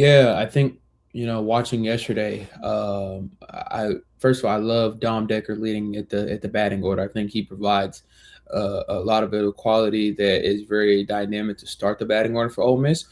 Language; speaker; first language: English; native; English